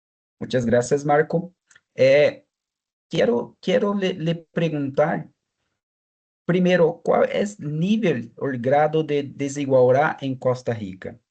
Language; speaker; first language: Spanish; non-native, fluent; Portuguese